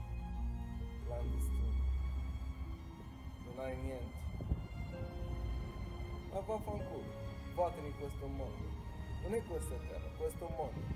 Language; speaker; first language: Italian; non-native, fluent; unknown